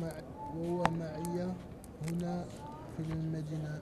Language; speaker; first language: Arabic; non-native, learner; French